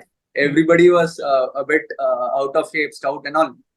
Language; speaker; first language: English; non-native, local second language; Hindi